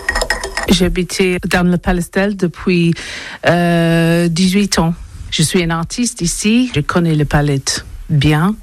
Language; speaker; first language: French; non-native, learner; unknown